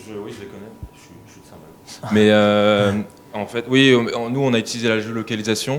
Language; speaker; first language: French; native; French